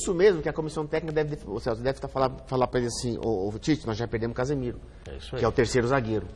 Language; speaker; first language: Portuguese; native; Portuguese